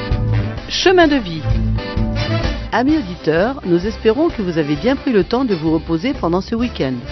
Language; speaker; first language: French; native; French